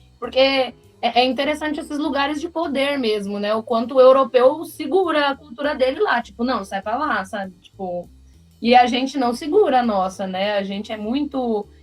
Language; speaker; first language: Portuguese; native; Portuguese